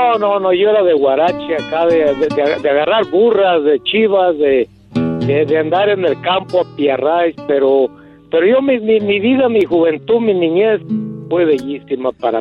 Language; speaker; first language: Spanish; native; Spanish